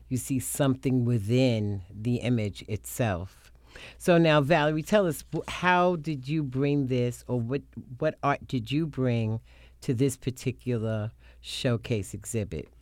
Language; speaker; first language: English; native; English